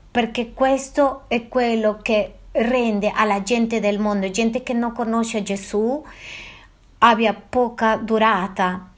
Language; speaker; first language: Italian; non-native, fluent; Spanish